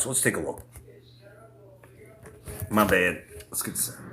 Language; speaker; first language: English; native; English